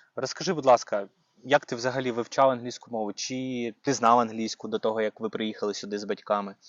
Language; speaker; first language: Ukrainian; native; Ukrainian